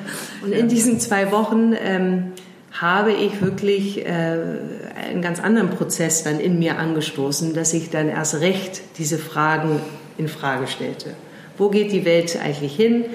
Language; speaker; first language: German; early bilingual, heritage; German